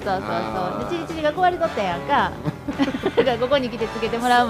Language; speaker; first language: Japanese; native; Japanese